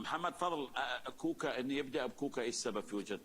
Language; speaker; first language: Arabic; native; Arabic